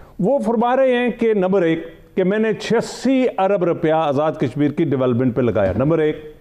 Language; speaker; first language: Urdu; non-native, local second language; Punjabi